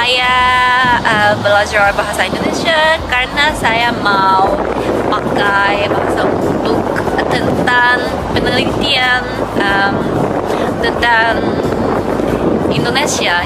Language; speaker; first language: Indonesian; non-native, learner; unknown